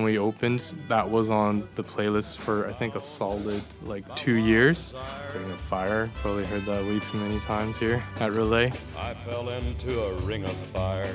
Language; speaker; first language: English; native; English